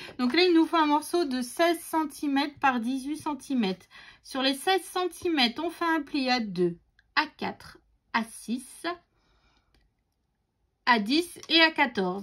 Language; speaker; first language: French; native; French